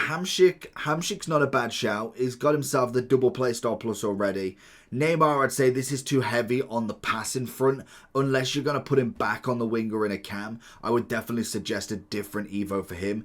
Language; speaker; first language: English; native; English